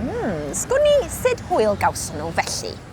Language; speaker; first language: Welsh; native; Welsh